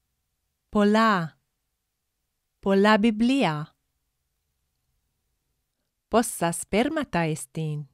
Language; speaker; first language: Greek; non-native, fluent; English